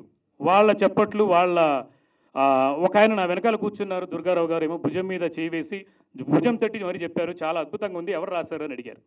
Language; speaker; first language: Telugu; native; Telugu